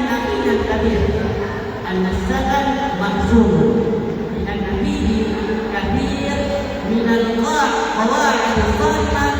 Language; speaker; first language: Arabic; non-native, learner; Indonesian